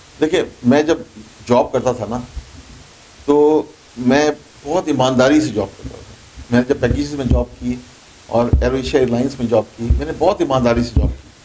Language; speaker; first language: Urdu; non-native, local second language; Punjabi